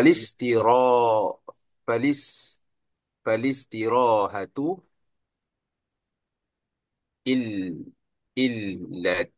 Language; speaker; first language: Arabic; non-native, learner; Malay